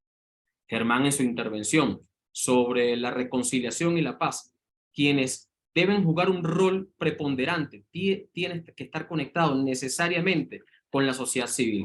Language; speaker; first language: Spanish; native; Spanish